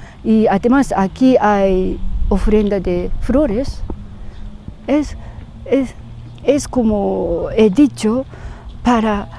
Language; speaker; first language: Spanish; non-native, learner; Japanese